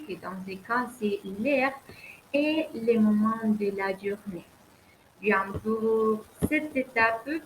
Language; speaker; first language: French; non-native, learner; Spanish